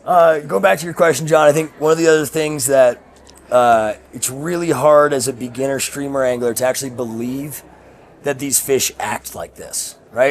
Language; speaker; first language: English; native; English